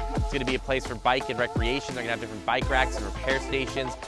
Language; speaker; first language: English; native; English